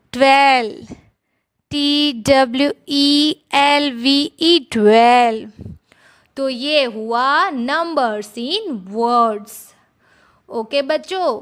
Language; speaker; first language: Hindi; non-native, local second language; Gujarati